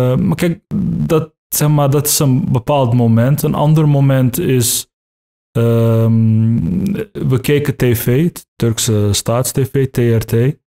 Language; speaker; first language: Dutch; early bilingual, other home language; Turkish